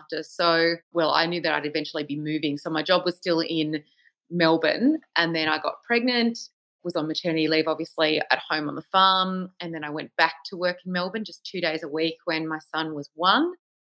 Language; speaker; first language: English; native; English